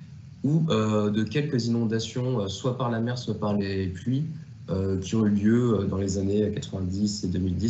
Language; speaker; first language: French; native; French